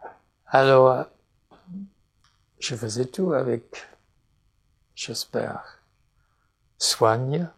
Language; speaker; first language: French; non-native, fluent; English